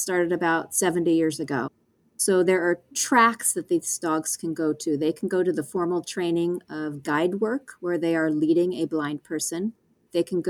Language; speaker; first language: English; native; English